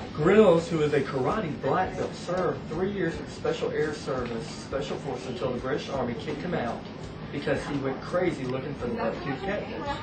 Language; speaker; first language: English; native; English